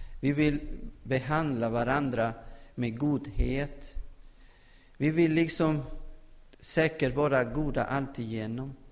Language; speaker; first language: Swedish; non-native, fluent; Spanish